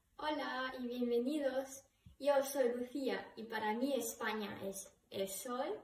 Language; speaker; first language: Spanish; non-native, learner; German